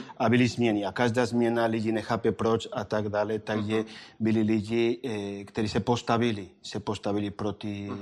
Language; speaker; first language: Czech; non-native, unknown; Spanish